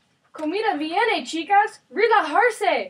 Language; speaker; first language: Spanish; non-native, learner; English